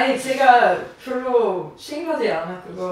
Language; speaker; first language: Korean; non-native, fluent; Swedish